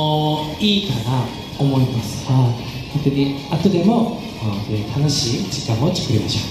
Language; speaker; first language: Japanese; non-native, learner; Korean